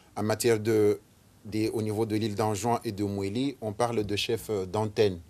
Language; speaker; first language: French; non-native, local second language; Ngazidja Comorian